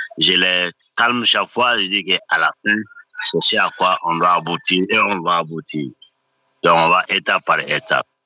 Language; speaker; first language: French; non-native, local second language; Bambara